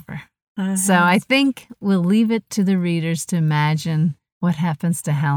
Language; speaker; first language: English; native; English